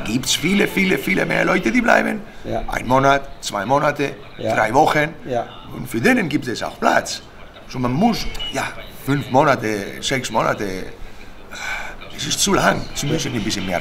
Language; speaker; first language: German; non-native, fluent; Spanish